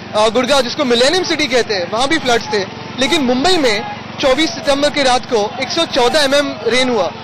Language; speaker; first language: Hindi; non-native, local second language; Marathi